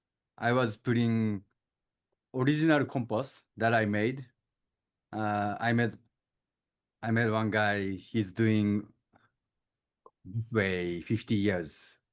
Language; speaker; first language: English; non-native, learner; Japanese